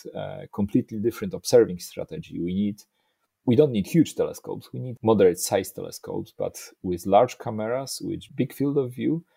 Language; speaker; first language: English; non-native, fluent; Polish